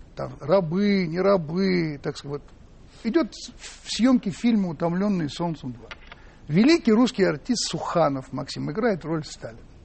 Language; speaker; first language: Russian; native; Russian